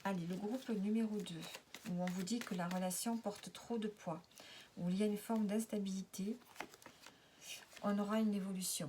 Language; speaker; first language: French; native; French